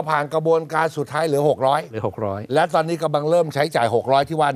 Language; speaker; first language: Thai; native; Thai